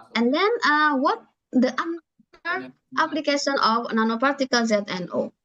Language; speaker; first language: English; non-native, learner; Indonesian